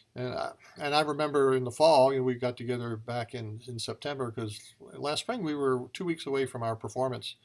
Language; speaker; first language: English; native; English